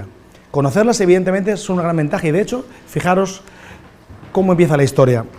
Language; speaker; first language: Spanish; native; Spanish